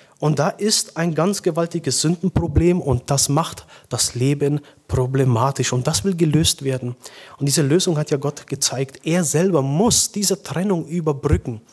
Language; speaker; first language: German; native; German